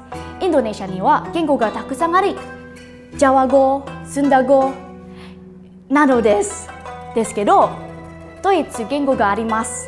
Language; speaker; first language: Japanese; non-native, learner; Indonesian